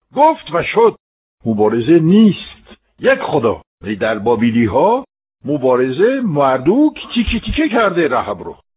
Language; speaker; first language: Persian; non-native, fluent; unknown